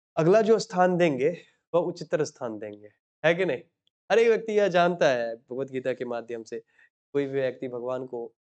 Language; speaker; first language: Hindi; native; Hindi